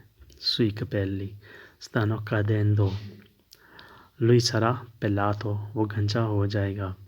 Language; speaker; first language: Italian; non-native, learner; Urdu